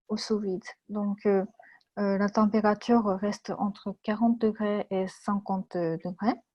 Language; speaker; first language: French; non-native, fluent; Japanese